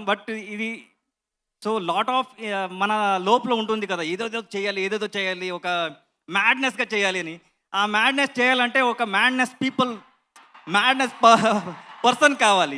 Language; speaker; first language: Telugu; non-native, learner; Kannada